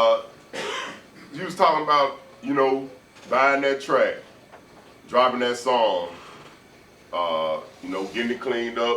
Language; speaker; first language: English; native; English